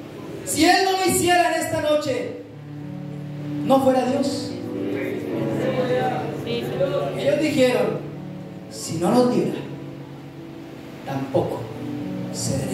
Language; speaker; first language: Spanish; native; Spanish